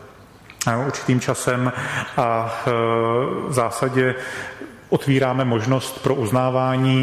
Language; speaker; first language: Czech; native; Czech